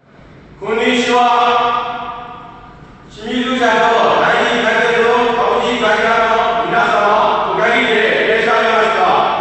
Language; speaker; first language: Japanese; non-native, learner; Burmese